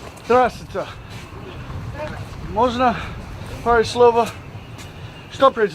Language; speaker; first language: Russian; non-native, learner; English